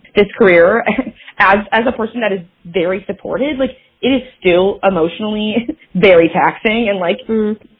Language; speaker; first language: English; native; English